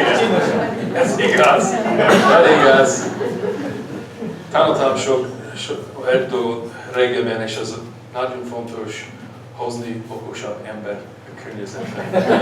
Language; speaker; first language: Hungarian; early bilingual, heritage; English